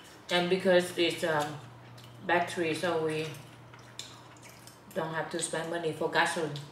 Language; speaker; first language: English; non-native, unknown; Vietnamese